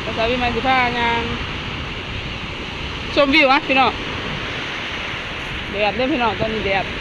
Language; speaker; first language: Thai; non-native, local second language; Lao